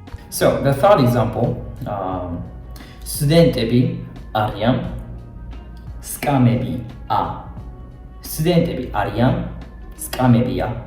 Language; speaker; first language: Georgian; non-native, fluent; Japanese